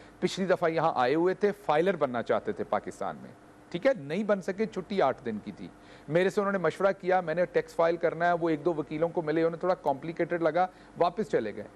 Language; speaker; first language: Urdu; non-native, local second language; Punjabi